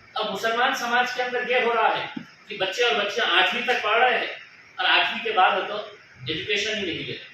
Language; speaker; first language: Hindi; non-native, local second language; Marathi